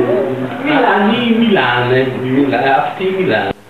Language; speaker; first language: Greek; non-native, learner; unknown